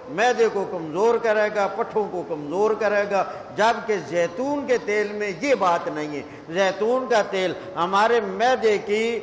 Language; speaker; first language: Urdu; non-native, local second language; Punjabi